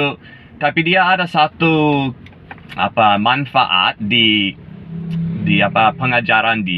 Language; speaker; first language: Indonesian; non-native, fluent; English